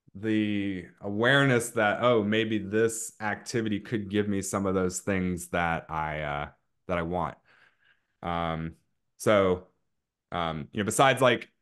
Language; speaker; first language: English; native; English